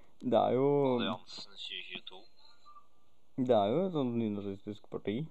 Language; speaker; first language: Norwegian; native; Norwegian